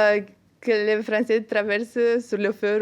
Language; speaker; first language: French; non-native, fluent; Romanian